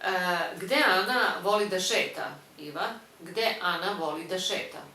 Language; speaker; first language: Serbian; non-native, fluent; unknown